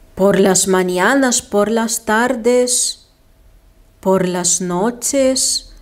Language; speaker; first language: Spanish; non-native, fluent; Lithuanian